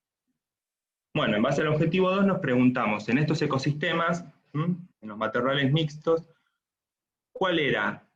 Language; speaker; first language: Spanish; native; Spanish